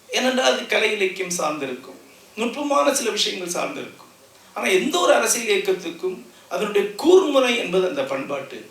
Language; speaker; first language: Tamil; non-native, local second language; Malayalam